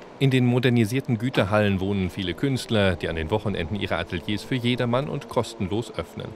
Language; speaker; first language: German; native; German